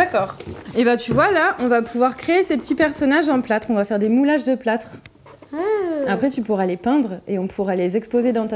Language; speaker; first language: French; native; French